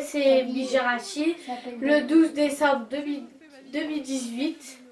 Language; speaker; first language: French; native; French